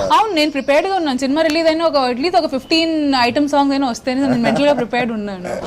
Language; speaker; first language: Telugu; non-native, local second language; Hindi